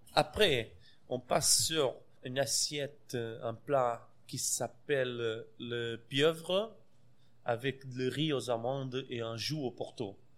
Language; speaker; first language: French; non-native, fluent; Portuguese